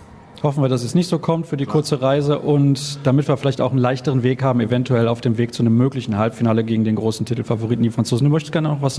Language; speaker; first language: German; native; German